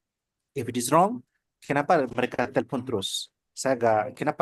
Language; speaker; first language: Indonesian; non-native, learner; Nepali